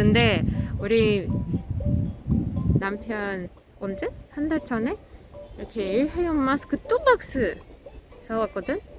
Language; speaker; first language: Korean; non-native, fluent; Russian